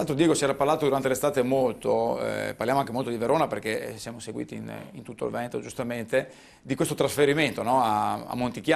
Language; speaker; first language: Italian; native; Italian